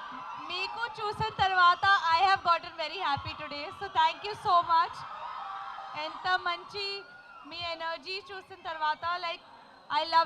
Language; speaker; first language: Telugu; non-native, learner; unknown